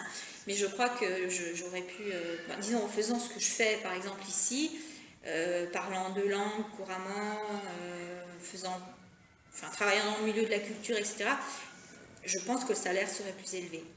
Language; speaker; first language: French; early bilingual, other home language; Italian